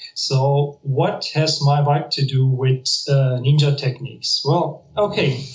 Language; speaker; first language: English; non-native, fluent; German